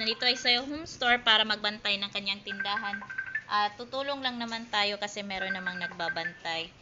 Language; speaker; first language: Filipino; native; Filipino